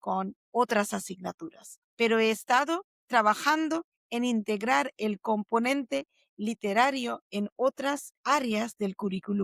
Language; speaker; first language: Spanish; non-native, fluent; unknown